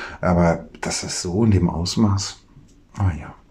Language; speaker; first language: German; native; German